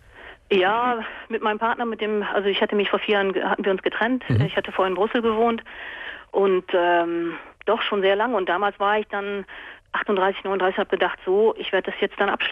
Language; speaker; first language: German; native; German